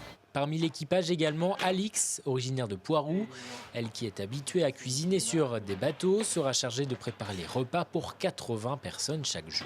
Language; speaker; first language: French; native; French